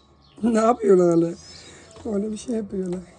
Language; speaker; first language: Turkish; early bilingual, heritage; Turkish